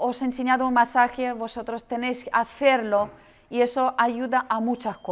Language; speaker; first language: Spanish; non-native, learner; Russian